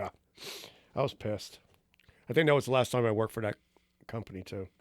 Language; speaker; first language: English; native; English